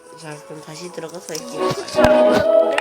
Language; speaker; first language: Korean; native; Korean